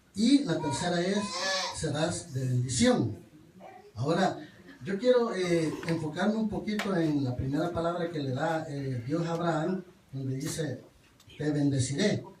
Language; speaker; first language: Spanish; native; Spanish